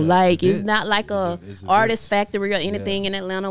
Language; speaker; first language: English; native; English